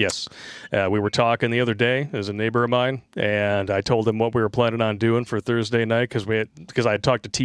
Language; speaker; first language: English; native; English